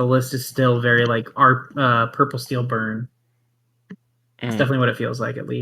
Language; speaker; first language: English; native; English